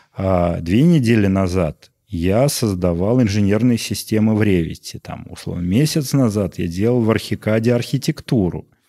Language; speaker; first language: Russian; native; Russian